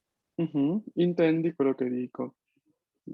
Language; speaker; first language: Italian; non-native, fluent; Spanish